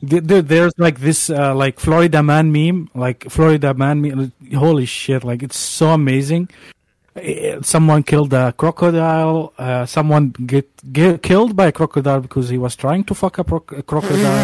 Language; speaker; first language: English; non-native, fluent; Arabic